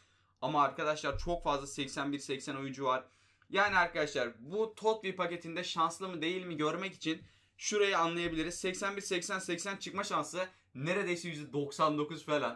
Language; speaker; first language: Turkish; native; Turkish